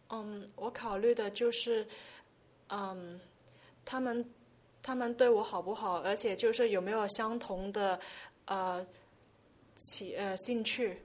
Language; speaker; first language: Chinese; early bilingual, heritage; Chinese